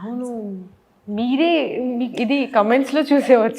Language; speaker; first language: Telugu; non-native, learner; Bangla